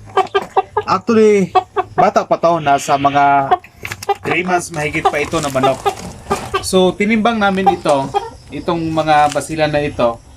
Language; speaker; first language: Filipino; non-native, local second language; Cebuano